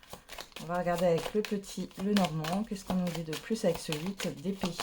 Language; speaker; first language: French; native; French